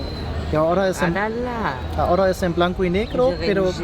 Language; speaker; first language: Spanish; non-native, learner; German